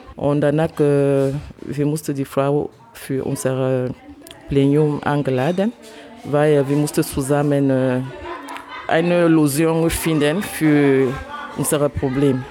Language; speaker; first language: German; non-native, learner; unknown